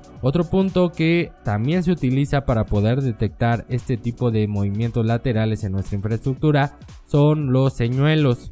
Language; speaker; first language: Spanish; native; Spanish